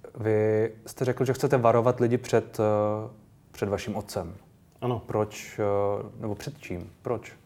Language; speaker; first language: Czech; native; Czech